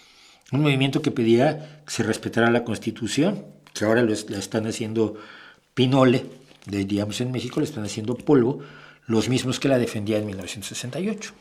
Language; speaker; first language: Spanish; native; Spanish